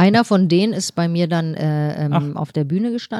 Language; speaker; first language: German; native; German